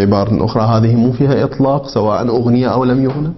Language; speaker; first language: Arabic; native; Arabic